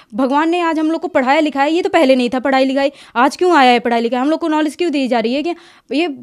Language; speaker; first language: Hindi; native; Hindi